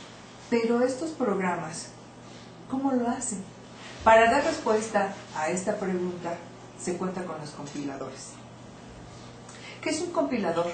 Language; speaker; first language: Spanish; native; Spanish